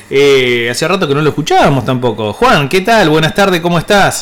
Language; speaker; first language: Spanish; native; Spanish